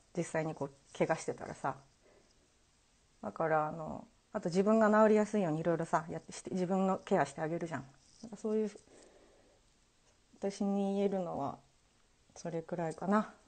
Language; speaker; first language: Japanese; early bilingual, heritage; Japanese